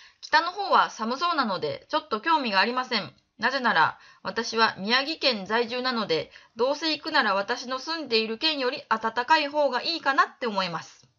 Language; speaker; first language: Japanese; native; Japanese